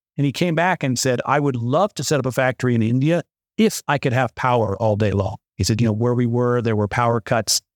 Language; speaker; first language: English; native; English